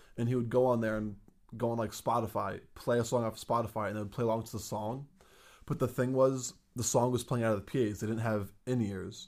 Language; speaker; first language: English; native; English